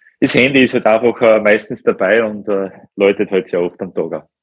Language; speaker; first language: German; native; German